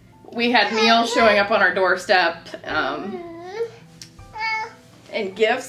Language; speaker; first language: English; native; English